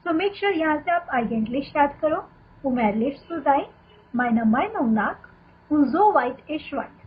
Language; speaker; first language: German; non-native, fluent; Hindi